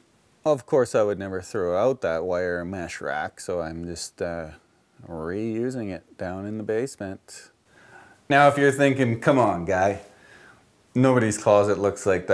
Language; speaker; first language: English; native; English